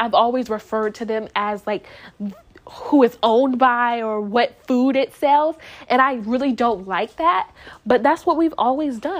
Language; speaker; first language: English; native; English